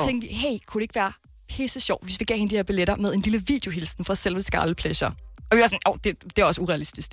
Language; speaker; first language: Danish; native; Danish